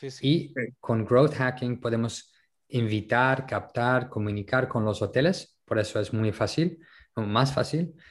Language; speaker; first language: Spanish; non-native, local second language; French